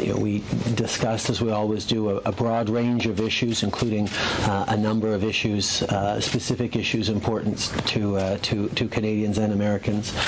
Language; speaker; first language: English; early bilingual, other home language; French